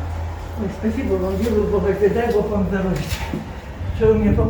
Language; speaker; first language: Russian; native; Russian